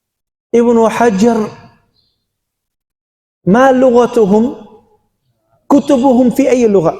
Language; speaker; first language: Arabic; non-native, fluent; Dutch